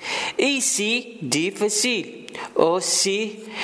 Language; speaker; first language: French; non-native, learner; Arabic